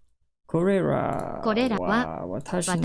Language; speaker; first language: Japanese; non-native, learner; English